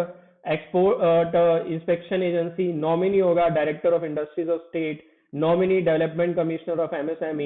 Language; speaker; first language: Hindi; native; Hindi